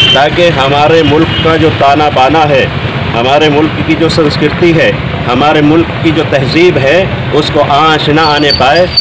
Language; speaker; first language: Hindi; non-native, local second language; Urdu